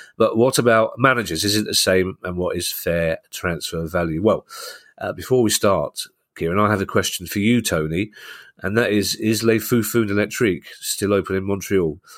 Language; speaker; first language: English; native; English